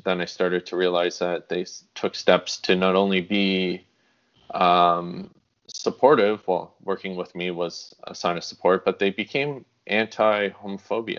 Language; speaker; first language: English; native; English